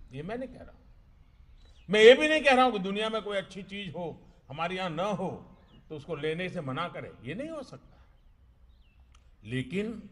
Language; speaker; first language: Hindi; non-native, local second language; Gujarati